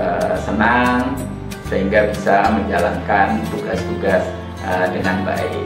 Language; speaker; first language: Indonesian; native; Indonesian